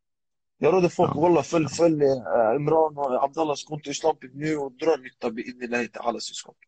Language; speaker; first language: Swedish; early bilingual, other home language; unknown